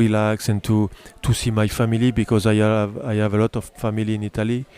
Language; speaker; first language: English; non-native, learner; French